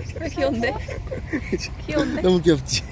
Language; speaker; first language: Korean; native; Korean